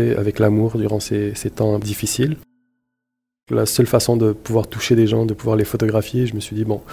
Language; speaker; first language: French; native; French